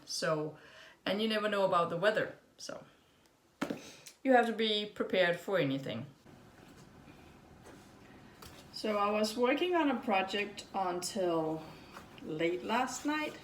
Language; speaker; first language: English; non-native, fluent; Danish